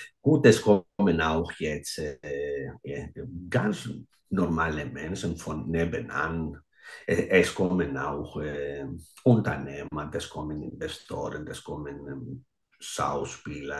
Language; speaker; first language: German; non-native, fluent; Greek